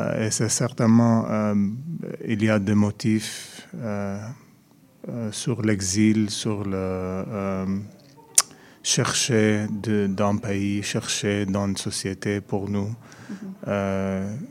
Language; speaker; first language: French; non-native, learner; Arabic